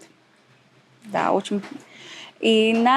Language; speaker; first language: Russian; non-native, learner; Spanish